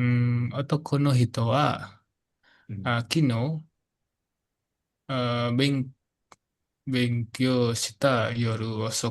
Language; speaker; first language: Japanese; non-native, learner; Indonesian